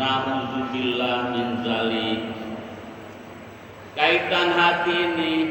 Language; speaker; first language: Indonesian; native; Indonesian